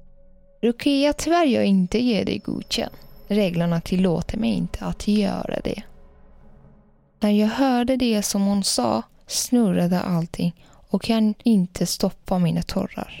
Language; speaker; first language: Swedish; non-native, learner; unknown